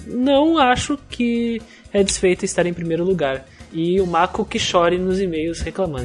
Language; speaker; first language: Portuguese; native; Portuguese